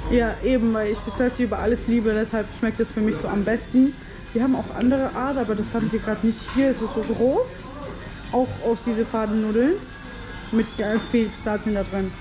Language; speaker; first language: German; early bilingual, other home language; Arabic